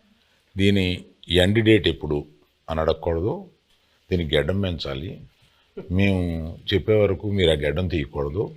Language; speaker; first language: Telugu; native; Telugu